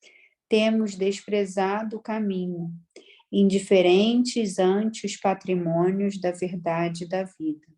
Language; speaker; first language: Portuguese; native; Portuguese